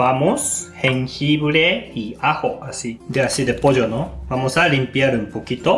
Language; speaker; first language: Spanish; non-native, learner; Japanese